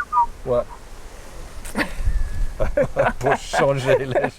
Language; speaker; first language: French; non-native, fluent; English